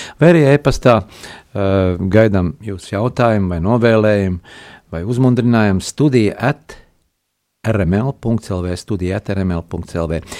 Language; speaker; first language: Latvian; native; Latvian